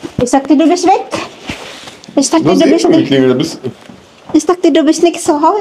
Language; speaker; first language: German; non-native, learner; Filipino